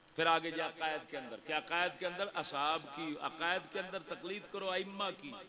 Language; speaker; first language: Urdu; non-native, local second language; Punjabi